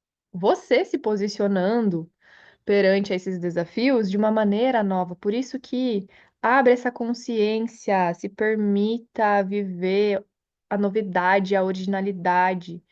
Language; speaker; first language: Portuguese; native; Portuguese